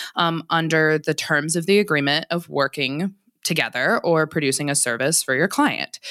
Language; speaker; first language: English; native; English